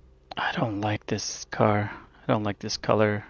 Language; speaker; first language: English; native; English